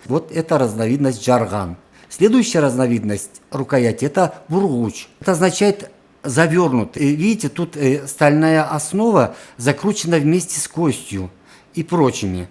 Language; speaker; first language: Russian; non-native, local second language; Karachay-Balkar